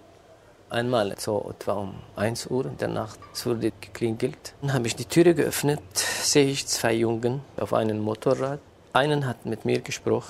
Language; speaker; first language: German; non-native, fluent; Kurdish